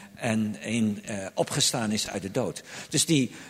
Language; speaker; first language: Dutch; native; Dutch